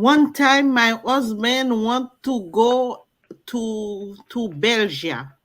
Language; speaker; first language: English; non-native, learner; French